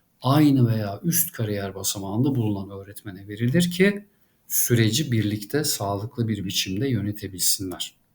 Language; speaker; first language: Turkish; native; Turkish